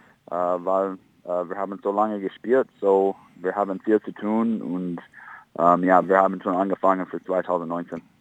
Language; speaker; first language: German; non-native, fluent; English